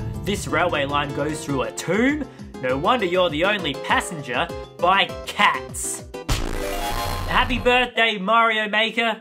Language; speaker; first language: English; native; English